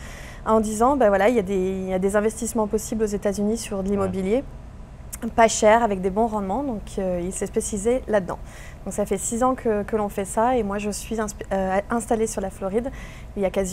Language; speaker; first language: French; native; French